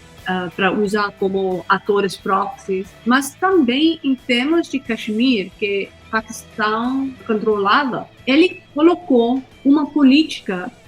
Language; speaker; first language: Portuguese; non-native, fluent; Hindi